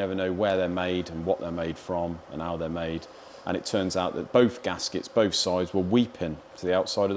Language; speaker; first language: English; native; English